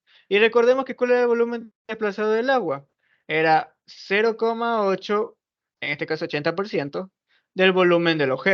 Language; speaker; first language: Spanish; native; Spanish